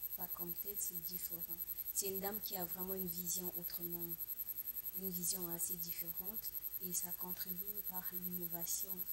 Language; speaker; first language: French; non-native, local second language; Lingala